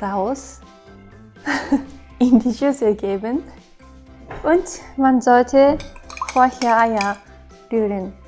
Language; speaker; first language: German; non-native, learner; Japanese